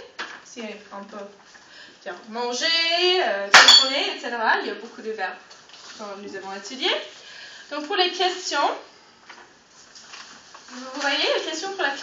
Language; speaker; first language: French; non-native, fluent; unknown